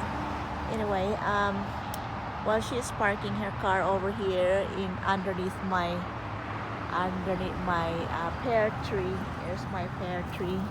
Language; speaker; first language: English; non-native, fluent; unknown